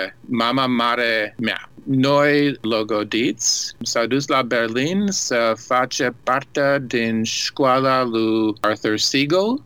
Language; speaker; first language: Romanian; early bilingual, heritage; Romanian